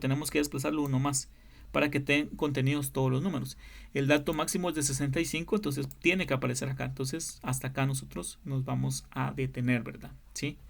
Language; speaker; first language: Spanish; native; Spanish